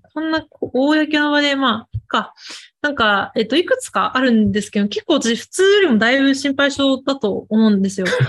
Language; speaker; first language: Japanese; early bilingual, other home language; Chinese